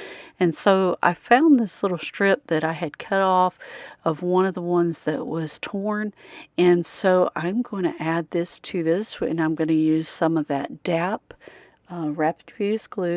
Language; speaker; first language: English; native; English